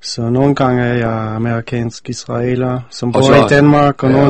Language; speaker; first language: Danish; non-native, fluent; English